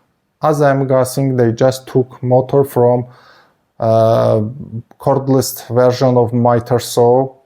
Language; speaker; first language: English; non-native, fluent; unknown